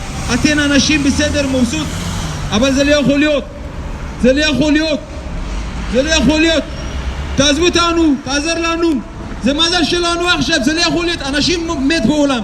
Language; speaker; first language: Hebrew; non-native, learner; Tigrinya